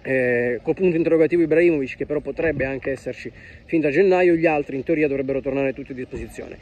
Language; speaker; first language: Italian; native; Italian